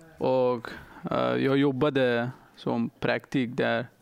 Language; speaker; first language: Swedish; non-native, learner; Persian